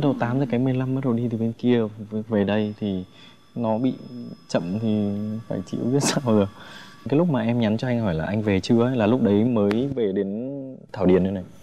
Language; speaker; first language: Vietnamese; native; Vietnamese